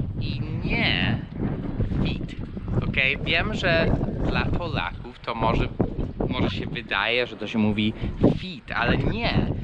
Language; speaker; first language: Polish; non-native, fluent; English